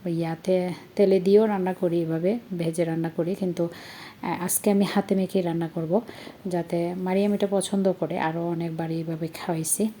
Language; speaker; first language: Bangla; native; Bangla